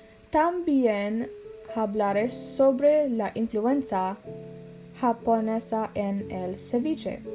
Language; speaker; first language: Spanish; non-native, learner; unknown